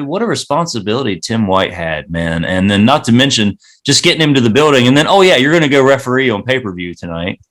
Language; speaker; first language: English; native; English